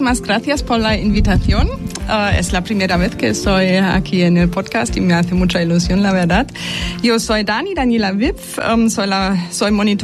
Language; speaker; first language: Spanish; non-native, fluent; German